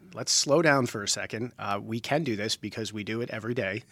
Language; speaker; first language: English; native; English